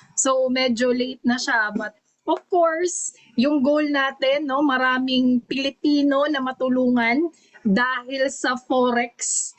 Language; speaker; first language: Filipino; non-native, local second language; Cebuano